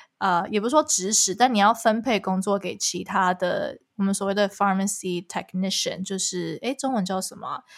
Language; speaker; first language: Chinese; early bilingual, heritage; Chinese